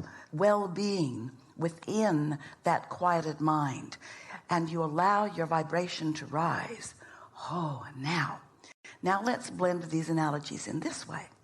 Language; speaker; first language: English; native; English